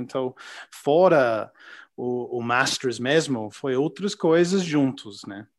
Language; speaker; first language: Portuguese; non-native, learner; English